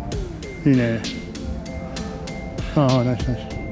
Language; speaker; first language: Japanese; non-native, fluent; English